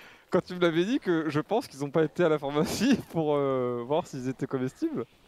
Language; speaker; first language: French; native; French